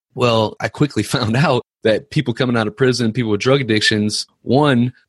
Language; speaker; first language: English; native; English